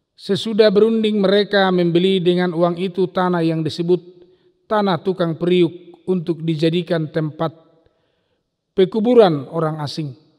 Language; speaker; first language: Indonesian; non-native, local second language; Batak Toba